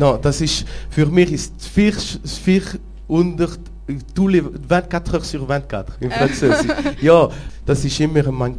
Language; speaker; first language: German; non-native, local second language; French